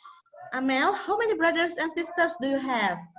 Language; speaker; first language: English; non-native, fluent; Indonesian